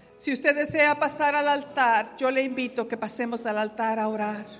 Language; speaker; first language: Spanish; native; Spanish